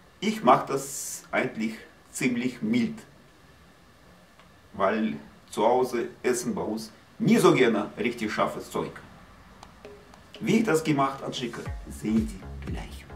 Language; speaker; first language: German; non-native, learner; Russian